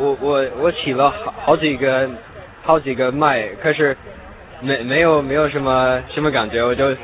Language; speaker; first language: Chinese; non-native, learner; English